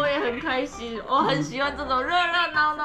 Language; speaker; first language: Chinese; non-native, fluent; Korean